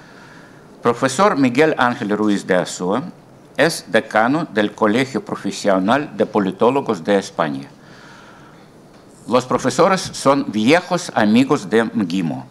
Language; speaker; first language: Spanish; non-native, fluent; Russian